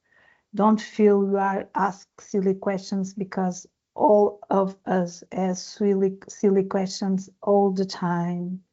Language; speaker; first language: English; non-native, learner; Portuguese